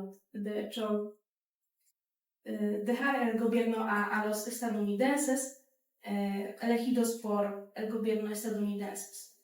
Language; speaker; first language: Spanish; non-native, fluent; Polish